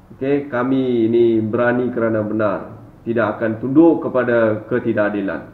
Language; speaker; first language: Malay; non-native, local second language; Tamil